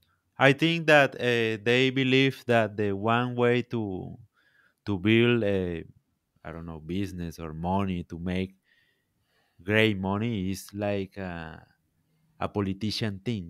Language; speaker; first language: English; non-native, learner; Spanish